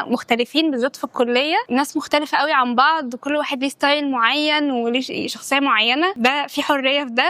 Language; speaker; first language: Arabic; native; Arabic